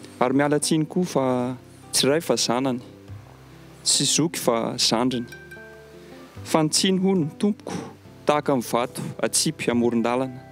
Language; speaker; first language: Malagasy; non-native, fluent; French